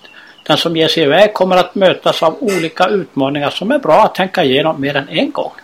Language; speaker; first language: Swedish; native; Swedish